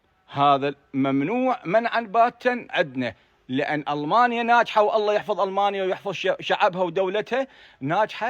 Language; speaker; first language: Arabic; native; Arabic